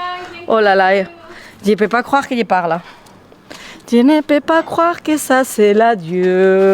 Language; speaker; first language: French; non-native, fluent; Spanish